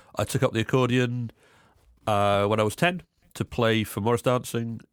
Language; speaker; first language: English; native; English